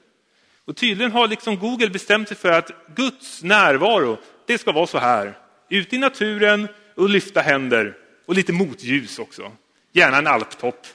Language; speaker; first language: Swedish; native; Swedish